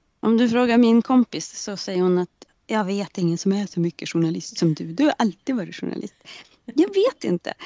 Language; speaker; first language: Swedish; native; Swedish